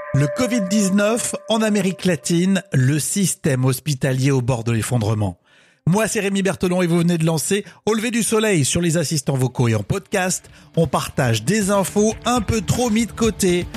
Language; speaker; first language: French; native; French